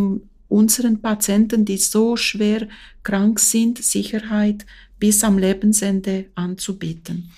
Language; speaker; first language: German; non-native, fluent; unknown